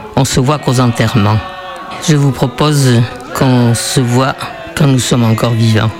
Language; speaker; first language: French; early bilingual, other home language; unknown